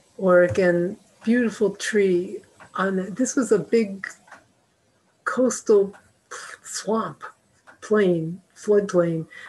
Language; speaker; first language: English; native; English